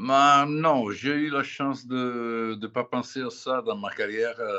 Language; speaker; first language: French; non-native, fluent; Italian